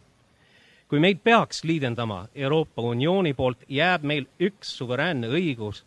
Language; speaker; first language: Estonian; early bilingual, heritage; Estonian